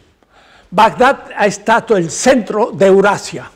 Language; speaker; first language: Italian; non-native, learner; Spanish